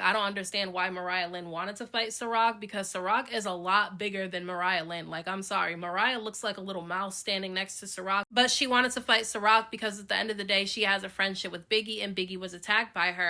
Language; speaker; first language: English; native; English